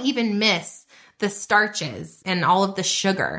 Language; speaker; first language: English; native; English